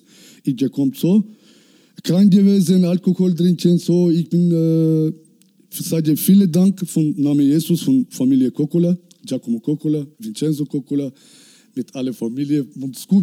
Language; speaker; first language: German; non-native, learner; Turkish